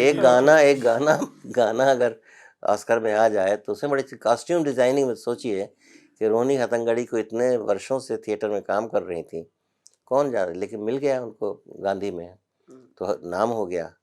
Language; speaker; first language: Hindi; native; Hindi